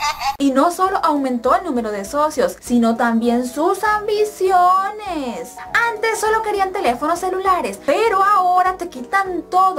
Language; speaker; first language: Spanish; native; Spanish